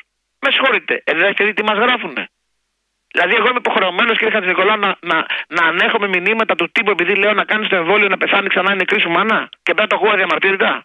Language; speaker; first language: Greek; native; Greek